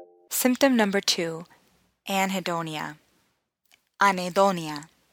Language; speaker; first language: English; native; English